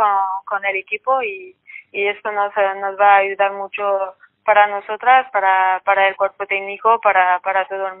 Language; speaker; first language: Spanish; non-native, fluent; French